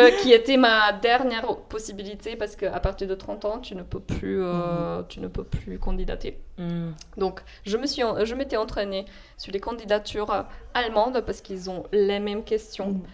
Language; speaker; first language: French; non-native, fluent; Slovenian